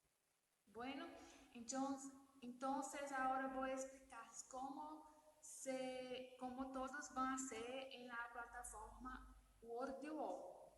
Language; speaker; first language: Spanish; non-native, learner; Portuguese